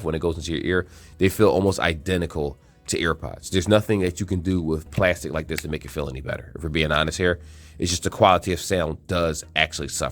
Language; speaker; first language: English; native; English